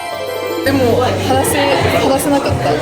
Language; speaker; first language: Japanese; non-native, learner; French